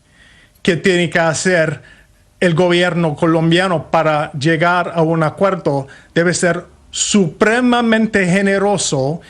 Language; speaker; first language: Spanish; non-native, fluent; English